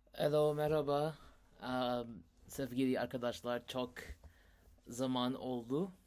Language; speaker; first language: Turkish; non-native, learner; Urdu